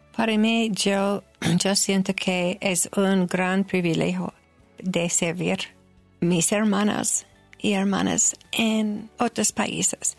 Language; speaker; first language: Spanish; non-native, learner; English